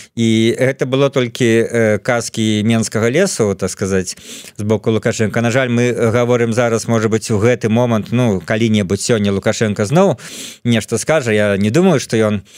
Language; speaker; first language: Belarusian; non-native, local second language; Russian